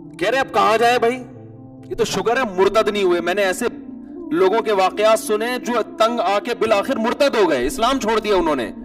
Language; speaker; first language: Urdu; native; Urdu